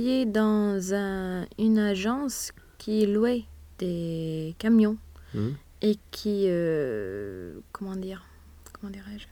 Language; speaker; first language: French; non-native, fluent; Swedish